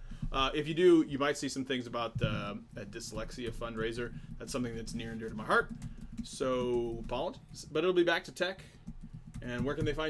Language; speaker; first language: English; native; English